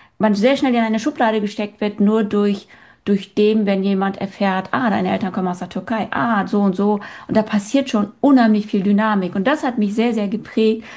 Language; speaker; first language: German; early bilingual, other home language; Turkish